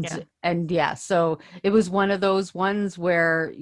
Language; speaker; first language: English; native; English